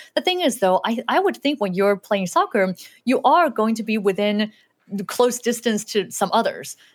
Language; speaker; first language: English; early bilingual, other home language; Chinese